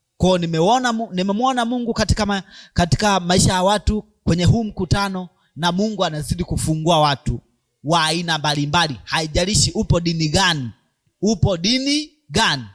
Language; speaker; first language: Swahili; native; Swahili